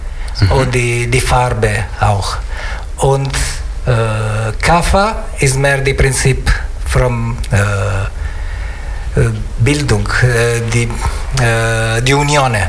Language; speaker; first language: German; non-native, learner; Italian